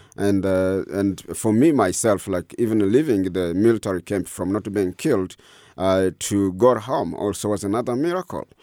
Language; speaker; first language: English; non-native, fluent; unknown